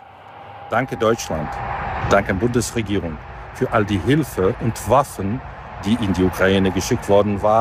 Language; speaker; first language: German; non-native, fluent; Ukrainian